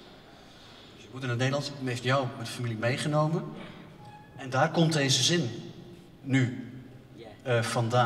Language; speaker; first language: Dutch; native; Dutch